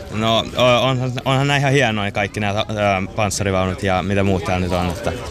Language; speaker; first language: Finnish; native; Finnish